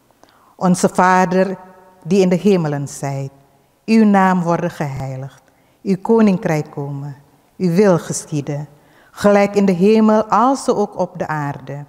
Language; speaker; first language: Dutch; early bilingual, other home language; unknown